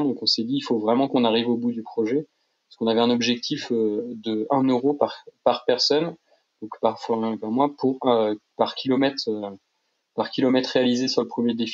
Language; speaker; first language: French; native; French